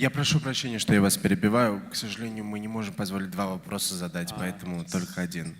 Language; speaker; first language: Russian; native; Russian